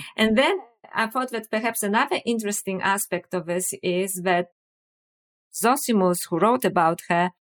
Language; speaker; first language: English; non-native, fluent; Polish